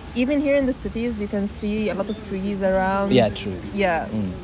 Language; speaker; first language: English; non-native, fluent; Arabic